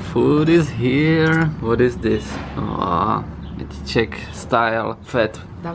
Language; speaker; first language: English; non-native, learner; Czech